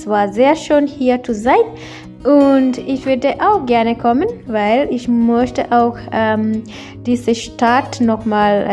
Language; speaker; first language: German; non-native, learner; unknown